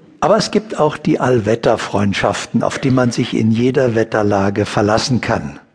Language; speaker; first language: German; native; German